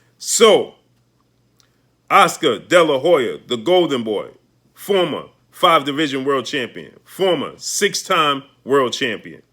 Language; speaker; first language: English; native; English